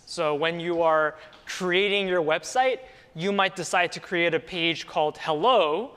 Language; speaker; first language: English; native; English